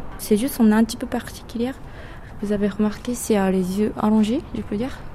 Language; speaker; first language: French; non-native, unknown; Japanese